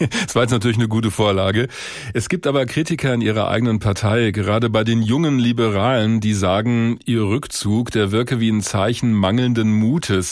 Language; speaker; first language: German; native; German